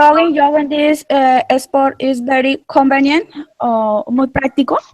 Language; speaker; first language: English; non-native, learner; Spanish